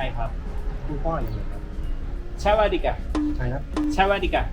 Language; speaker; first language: Thai; native; Thai